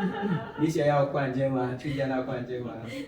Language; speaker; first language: Chinese; non-native, fluent; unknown